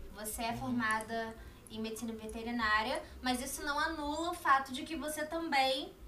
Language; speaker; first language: Portuguese; native; Portuguese